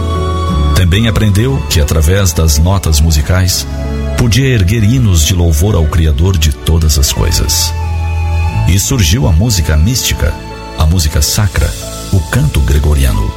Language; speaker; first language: Portuguese; native; Portuguese